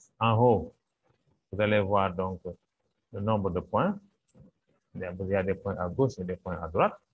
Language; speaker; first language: French; non-native, local second language; Wolof